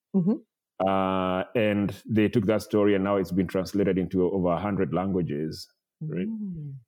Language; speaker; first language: English; non-native, local second language; Kikuyu